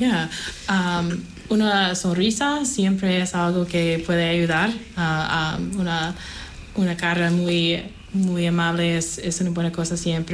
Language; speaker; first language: Spanish; non-native, fluent; English